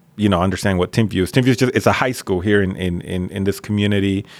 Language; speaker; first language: English; early bilingual, other home language; Spanish